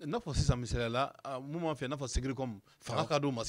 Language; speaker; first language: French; non-native, local second language; Bambara